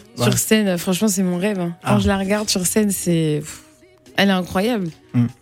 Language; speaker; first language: French; native; French